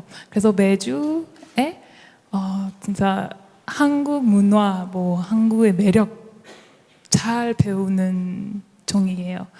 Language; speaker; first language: Korean; non-native, learner; French